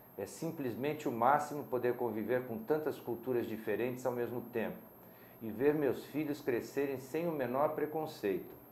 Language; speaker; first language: Portuguese; native; Portuguese